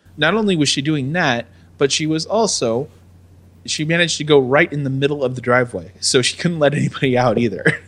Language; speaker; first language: English; native; English